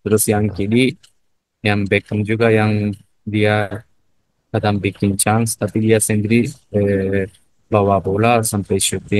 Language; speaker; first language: Indonesian; non-native, learner; Japanese